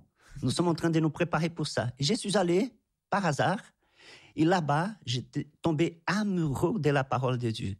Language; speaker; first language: French; non-native, fluent; Portuguese